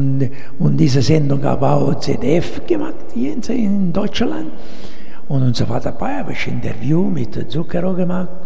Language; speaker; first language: German; non-native, fluent; Italian